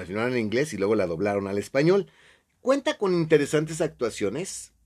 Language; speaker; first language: Spanish; native; Spanish